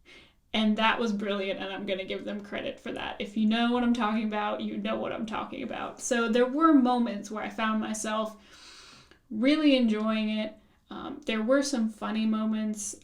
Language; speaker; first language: English; native; English